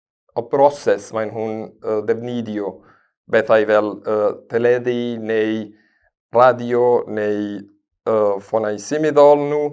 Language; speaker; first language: Welsh; non-native, learner; Spanish